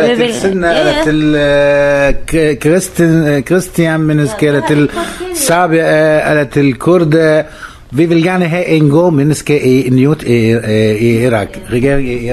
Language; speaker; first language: Danish; non-native, learner; Arabic